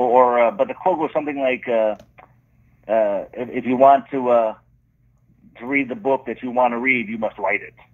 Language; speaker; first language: English; native; English